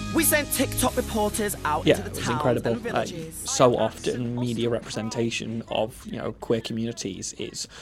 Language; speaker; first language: English; native; English